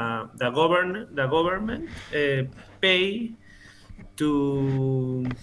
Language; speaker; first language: English; non-native, learner; Spanish